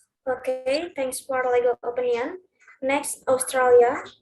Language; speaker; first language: English; non-native, learner; Indonesian